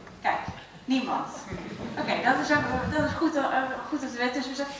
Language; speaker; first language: Dutch; native; Dutch